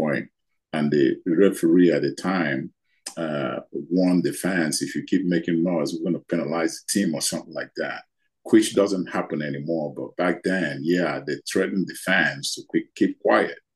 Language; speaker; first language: English; non-native, local second language; Igbo